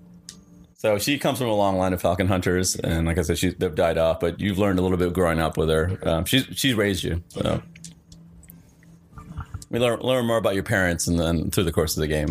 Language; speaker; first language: English; non-native, local second language; Sinhala